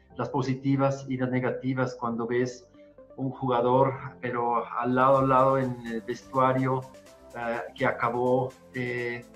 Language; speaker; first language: Spanish; non-native, fluent; German